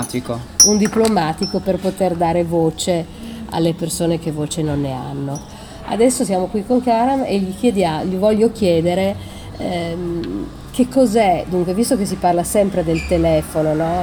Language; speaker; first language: Italian; native; Italian